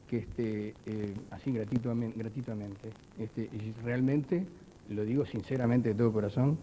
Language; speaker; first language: Spanish; native; Spanish